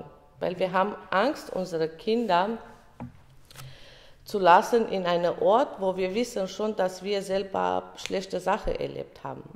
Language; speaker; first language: German; early bilingual, other home language; Romany